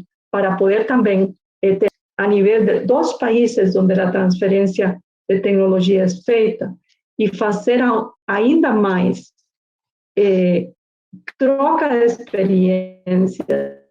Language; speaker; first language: Portuguese; non-native, learner; Spanish